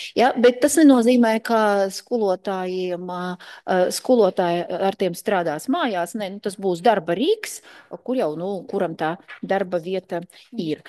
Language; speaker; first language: Latvian; non-native, local second language; Russian